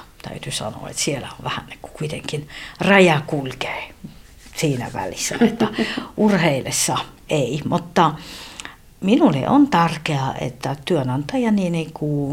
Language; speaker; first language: Finnish; non-native, fluent; French